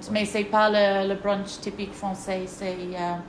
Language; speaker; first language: French; non-native, learner; English